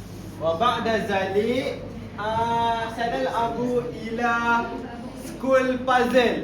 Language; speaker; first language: Arabic; non-native, learner; Malay